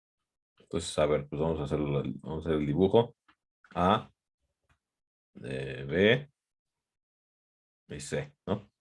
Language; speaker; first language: Spanish; native; Spanish